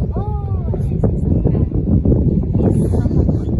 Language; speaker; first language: English; non-native, learner; Indonesian